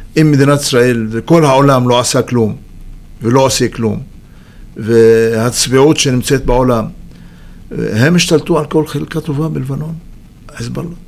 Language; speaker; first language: Hebrew; non-native, local second language; Arabic